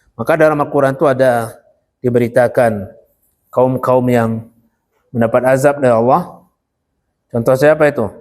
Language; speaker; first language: Malay; non-native, local second language; Minangkabau